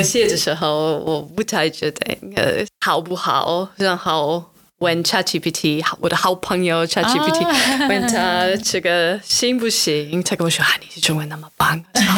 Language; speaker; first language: Chinese; non-native, fluent; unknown